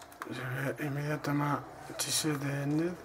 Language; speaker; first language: French; non-native, learner; Spanish